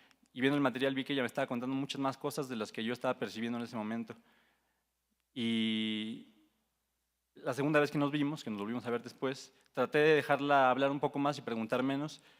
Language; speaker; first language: Spanish; native; Spanish